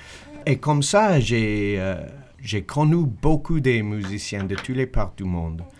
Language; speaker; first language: French; non-native, fluent; English